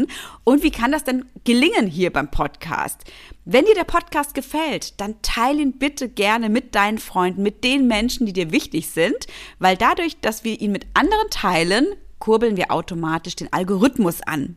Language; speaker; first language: German; native; German